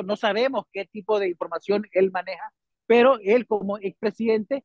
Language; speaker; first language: Spanish; native; Spanish